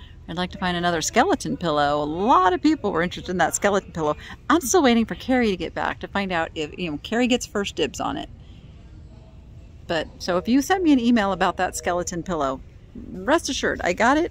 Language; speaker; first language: English; native; English